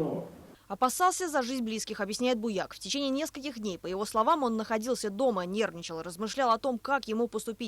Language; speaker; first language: Russian; native; Russian